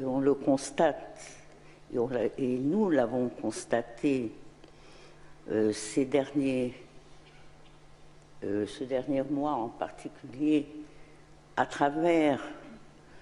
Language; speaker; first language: French; non-native, local second language; Arabic